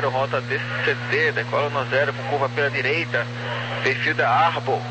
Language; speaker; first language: Portuguese; native; Portuguese